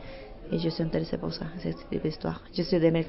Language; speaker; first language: French; non-native, learner; Spanish